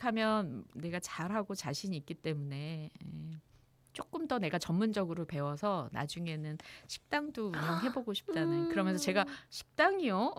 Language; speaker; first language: Korean; native; Korean